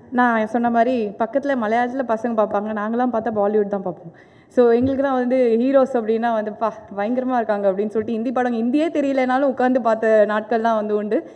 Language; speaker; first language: Tamil; native; Tamil